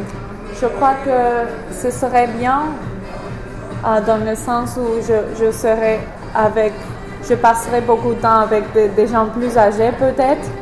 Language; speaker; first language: French; non-native, fluent; English